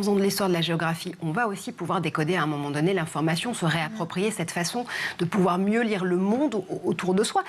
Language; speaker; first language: French; native; French